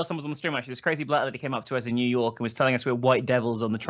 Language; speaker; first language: English; native; English